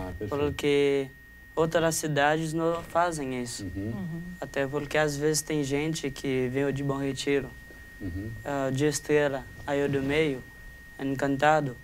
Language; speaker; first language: Portuguese; non-native, fluent; Haitian Creole